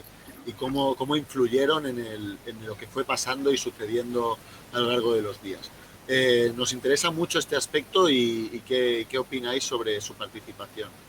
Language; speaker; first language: Spanish; native; Spanish